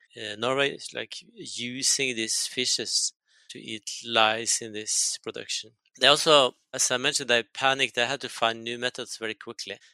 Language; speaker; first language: English; non-native, fluent; Norwegian